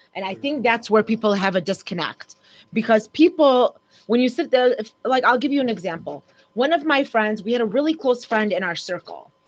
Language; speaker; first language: English; native; English